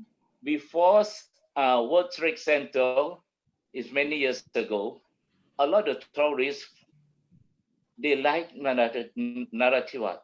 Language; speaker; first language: English; non-native, learner; Malay